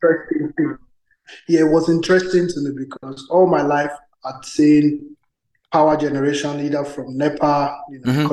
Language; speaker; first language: English; non-native, local second language; Yoruba